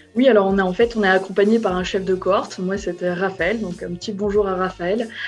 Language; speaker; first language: French; native; French